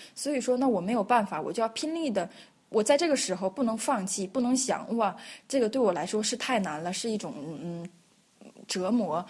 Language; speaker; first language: Chinese; native; Chinese